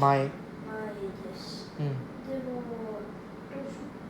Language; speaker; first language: Japanese; non-native, learner; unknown